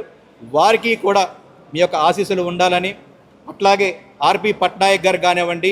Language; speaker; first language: Telugu; native; Telugu